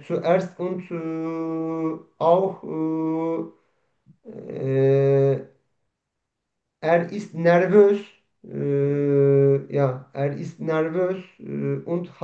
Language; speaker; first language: German; non-native, learner; Turkish